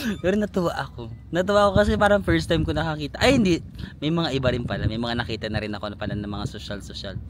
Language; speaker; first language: Filipino; native; Filipino